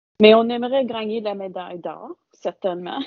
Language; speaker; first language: French; non-native, local second language; English